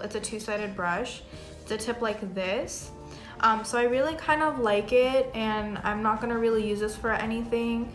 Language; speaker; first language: English; native; English